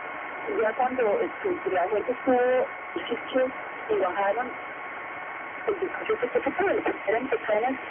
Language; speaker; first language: Spanish; native; Spanish